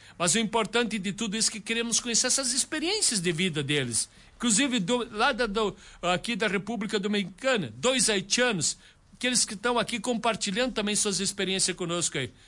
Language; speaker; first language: Portuguese; native; Portuguese